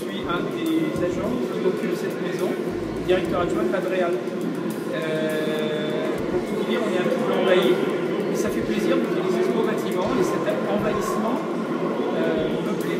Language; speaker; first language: French; native; French